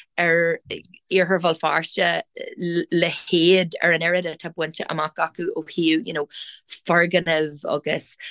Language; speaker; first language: Irish; non-native, local second language; English